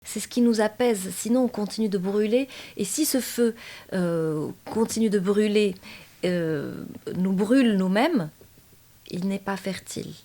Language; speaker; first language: French; non-native, local second language; Arabic